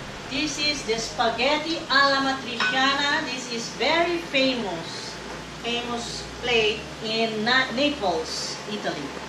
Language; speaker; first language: English; non-native, local second language; Cebuano